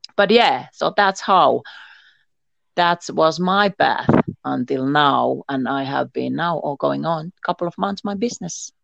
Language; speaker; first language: English; non-native, learner; Finnish